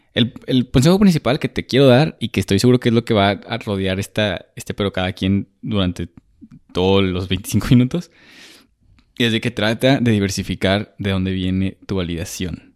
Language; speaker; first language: Spanish; native; Spanish